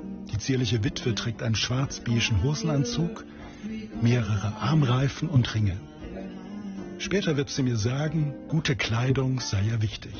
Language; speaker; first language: German; native; German